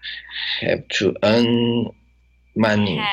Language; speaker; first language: English; non-native, learner; Chinese